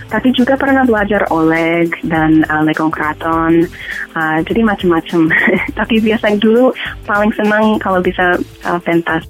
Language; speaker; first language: Indonesian; non-native, fluent; English